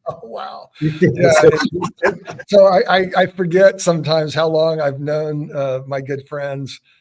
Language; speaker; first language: English; native; English